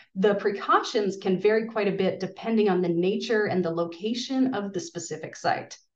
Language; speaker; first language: English; native; English